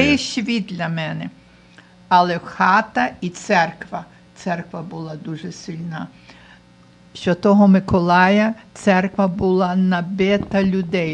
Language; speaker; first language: Ukrainian; early bilingual, heritage; Ukrainian